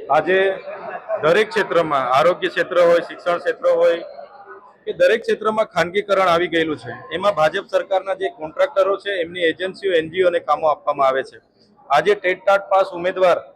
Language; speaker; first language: Gujarati; non-native, local second language; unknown